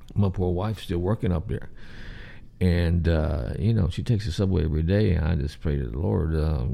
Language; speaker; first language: English; native; English